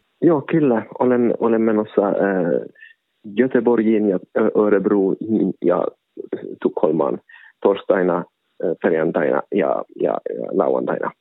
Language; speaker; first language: Finnish; non-native, local second language; Swedish